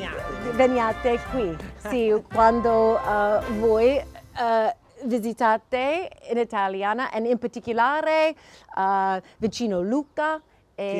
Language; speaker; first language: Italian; non-native, learner; English